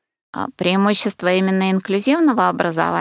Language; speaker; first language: Russian; native; Russian